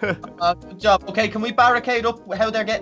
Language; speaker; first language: English; native; English